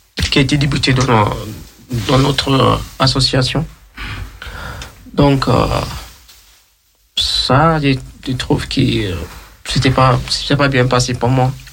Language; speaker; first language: French; non-native, learner; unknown